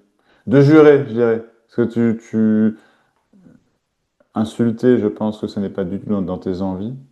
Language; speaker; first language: French; native; French